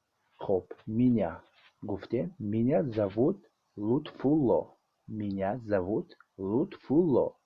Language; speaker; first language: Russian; non-native, learner; Tajik